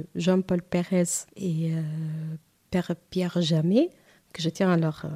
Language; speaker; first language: French; non-native, fluent; Portuguese